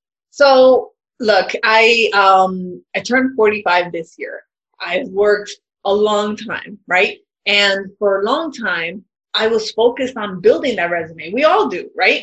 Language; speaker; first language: English; early bilingual, other home language; Spanish